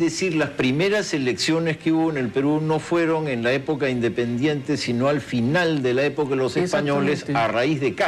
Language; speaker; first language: Spanish; native; Spanish